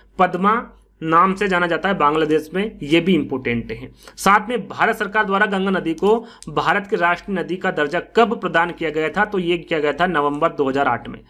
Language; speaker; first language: Hindi; native; Hindi